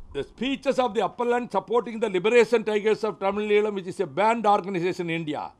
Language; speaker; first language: English; non-native, local second language; Tamil